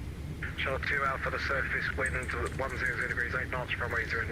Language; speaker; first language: English; native; English